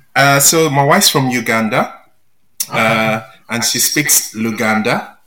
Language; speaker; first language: English; non-native, local second language; Yoruba